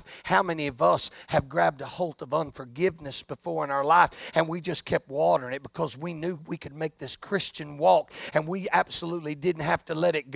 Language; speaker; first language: English; native; English